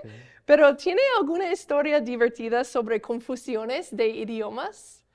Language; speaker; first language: Spanish; non-native, learner; English